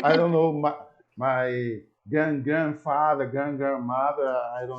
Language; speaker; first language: English; non-native, learner; Portuguese